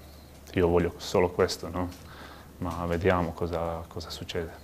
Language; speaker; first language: Italian; non-native, learner; Croatian